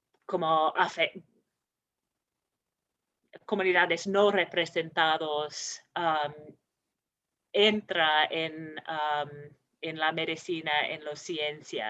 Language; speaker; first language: Spanish; non-native, fluent; English